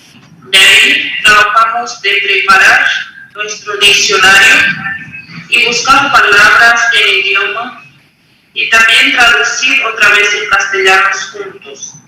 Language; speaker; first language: Spanish; non-native, local second language; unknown